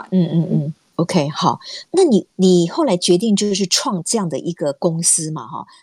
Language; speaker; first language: Chinese; native; Chinese